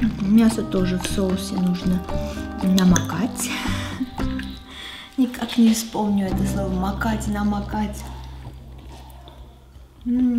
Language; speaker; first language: Russian; non-native, fluent; Armenian